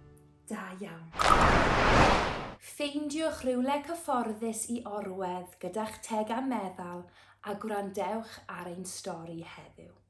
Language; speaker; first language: Welsh; non-native, local second language; English